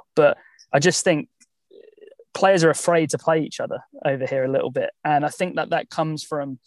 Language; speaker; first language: English; native; English